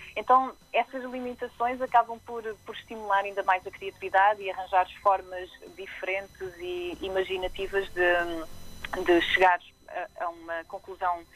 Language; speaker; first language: Portuguese; native; Portuguese